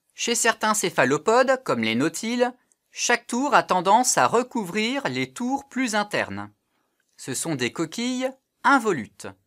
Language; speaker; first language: French; native; French